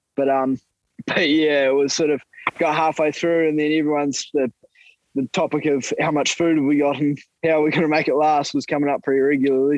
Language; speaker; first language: English; native; English